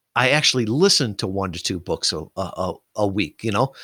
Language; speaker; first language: English; native; English